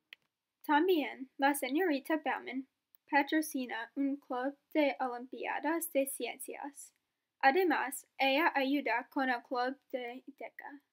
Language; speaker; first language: Spanish; non-native, learner; English